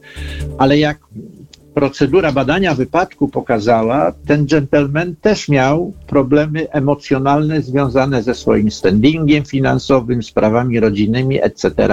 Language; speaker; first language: Polish; native; Polish